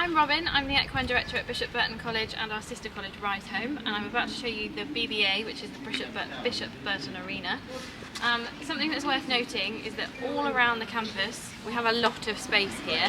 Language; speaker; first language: English; native; English